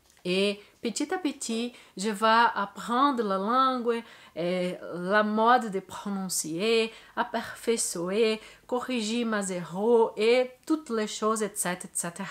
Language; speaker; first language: French; non-native, learner; Portuguese